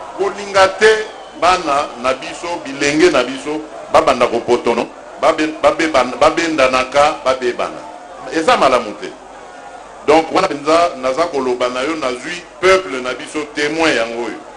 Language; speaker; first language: Lingala; native; Lingala